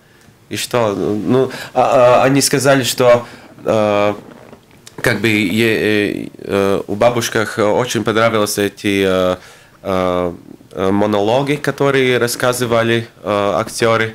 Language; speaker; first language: Russian; non-native, local second language; Latvian